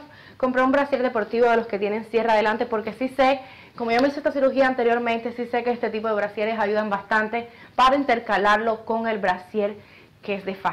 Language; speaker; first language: Spanish; native; Spanish